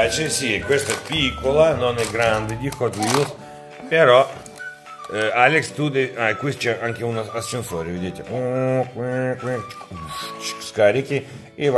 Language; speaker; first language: Italian; non-native, fluent; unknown